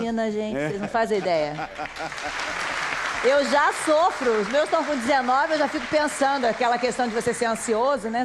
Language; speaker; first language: Portuguese; native; Portuguese